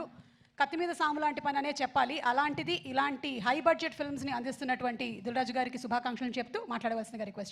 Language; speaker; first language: Telugu; native; Telugu